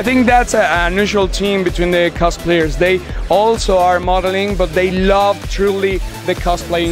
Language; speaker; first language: English; non-native, fluent; Spanish